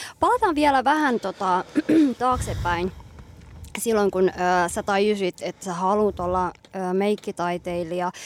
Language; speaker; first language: Finnish; early bilingual, other home language; Somali